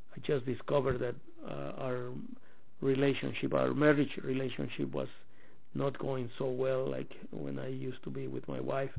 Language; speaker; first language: English; non-native, fluent; Spanish